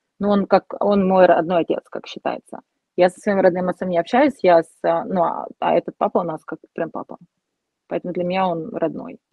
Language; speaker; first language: Russian; native; Russian